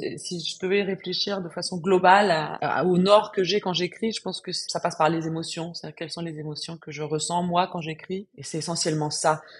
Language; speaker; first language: French; non-native, fluent; Spanish